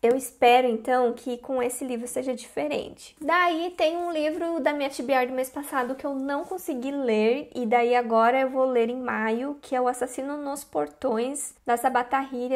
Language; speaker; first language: Portuguese; native; Portuguese